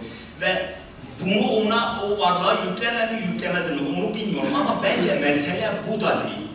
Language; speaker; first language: Turkish; native; Turkish